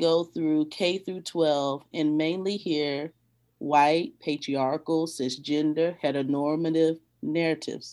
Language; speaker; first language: English; native; English